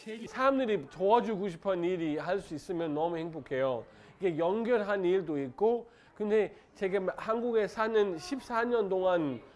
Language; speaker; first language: Korean; non-native, learner; Danish